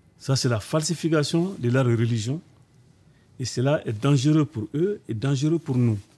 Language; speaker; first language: French; non-native, local second language; Bambara